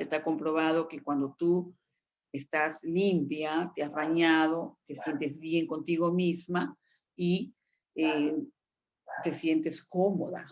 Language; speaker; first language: Spanish; native; Spanish